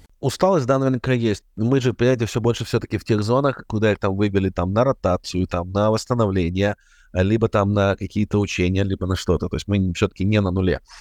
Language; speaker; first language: Russian; native; Russian